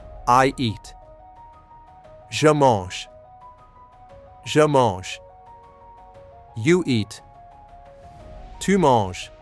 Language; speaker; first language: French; non-native, fluent; English